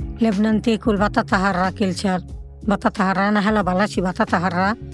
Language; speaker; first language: Arabic; non-native, learner; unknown